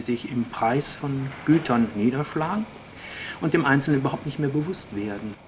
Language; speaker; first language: German; native; German